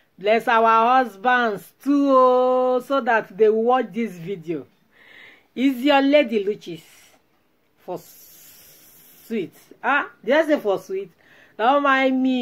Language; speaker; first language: English; non-native, local second language; Igbo